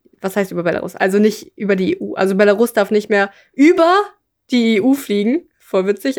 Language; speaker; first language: German; native; German